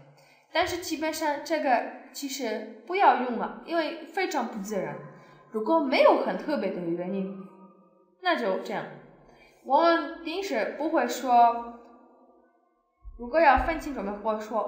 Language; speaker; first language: Chinese; non-native, fluent; Polish